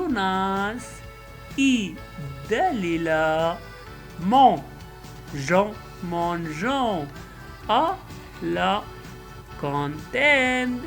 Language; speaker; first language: French; non-native, local second language; Arabic